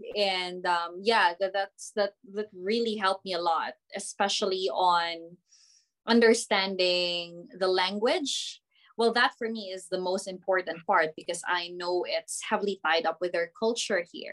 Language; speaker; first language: English; non-native, local second language; Filipino